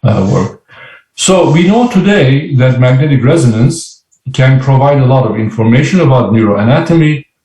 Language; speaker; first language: English; non-native, fluent; Turkish